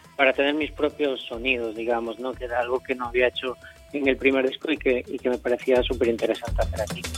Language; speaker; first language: Spanish; native; Spanish